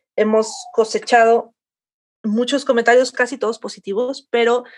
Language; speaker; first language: Spanish; native; Spanish